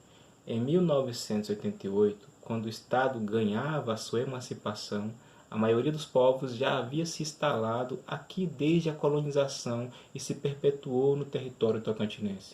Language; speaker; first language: Portuguese; native; Portuguese